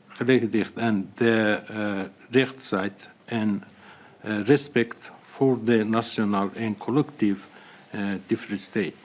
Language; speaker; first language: Dutch; non-native, fluent; Azerbaijani